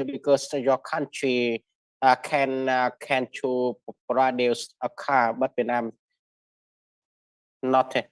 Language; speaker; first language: English; non-native, learner; Vietnamese